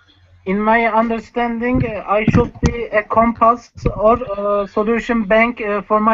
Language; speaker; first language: English; non-native, learner; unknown